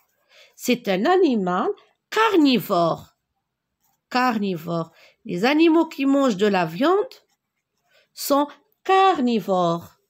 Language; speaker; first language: French; non-native, local second language; Arabic